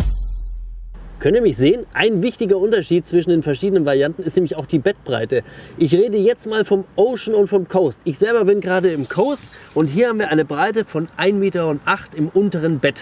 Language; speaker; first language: German; native; German